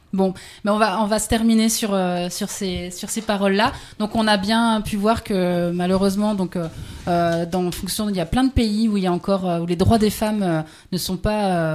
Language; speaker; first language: French; native; French